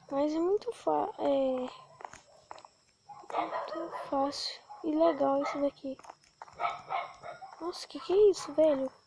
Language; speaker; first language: Portuguese; native; Portuguese